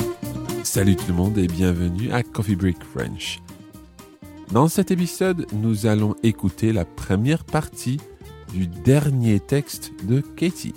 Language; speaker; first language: French; non-native, fluent; English